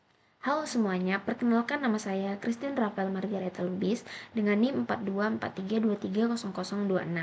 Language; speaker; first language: Indonesian; native; Indonesian